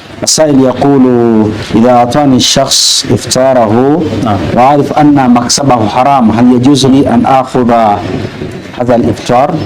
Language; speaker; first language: Arabic; non-native, fluent; Ganda